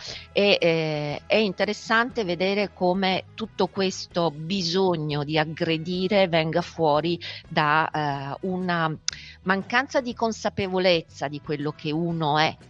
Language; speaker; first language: Italian; native; Italian